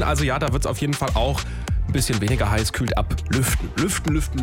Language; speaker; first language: German; native; German